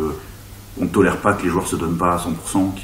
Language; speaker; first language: French; native; French